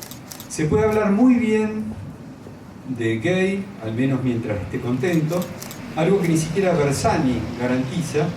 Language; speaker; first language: Spanish; native; Spanish